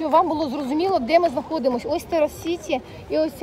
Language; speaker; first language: Ukrainian; native; Ukrainian